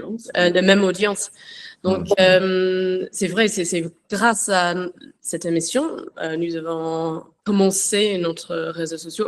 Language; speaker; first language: French; non-native, learner; English